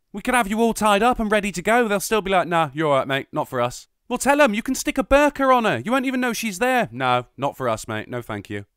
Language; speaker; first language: English; native; English